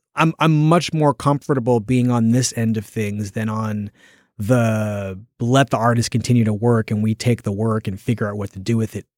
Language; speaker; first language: English; native; English